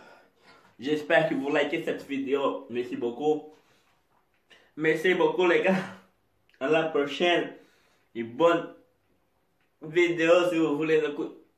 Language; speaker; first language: French; non-native, learner; Portuguese